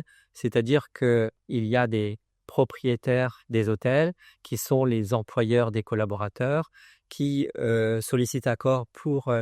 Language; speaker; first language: French; native; French